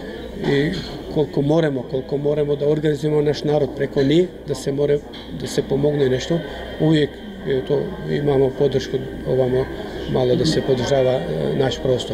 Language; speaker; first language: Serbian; early bilingual, heritage; Croatian